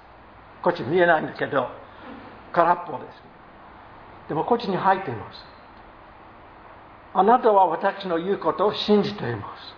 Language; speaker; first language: Japanese; non-native, fluent; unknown